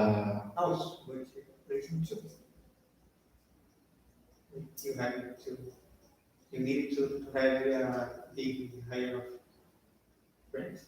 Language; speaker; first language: English; non-native, learner; Portuguese